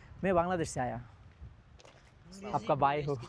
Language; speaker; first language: Hindi; non-native, learner; Bangla